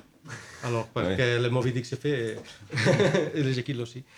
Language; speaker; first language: French; non-native, learner; Spanish